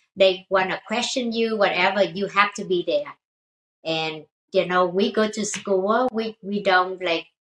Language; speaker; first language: English; non-native, fluent; Vietnamese